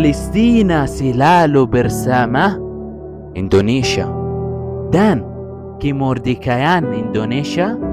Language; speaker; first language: Indonesian; non-native, learner; Arabic